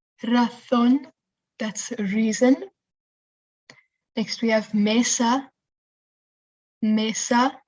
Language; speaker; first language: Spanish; non-native, fluent; English